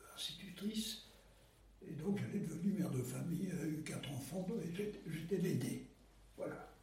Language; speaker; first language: French; native; French